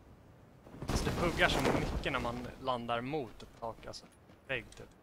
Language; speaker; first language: Swedish; native; Swedish